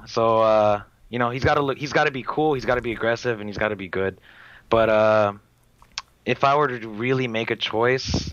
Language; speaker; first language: English; native; English